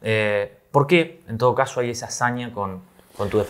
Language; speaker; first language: Spanish; native; Spanish